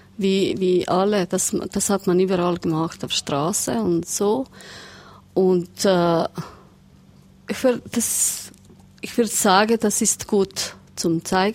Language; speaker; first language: German; non-native, learner; Serbian